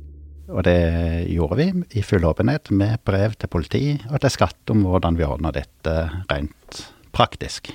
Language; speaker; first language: Norwegian; native; Norwegian